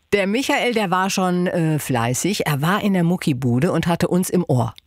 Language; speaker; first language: German; native; German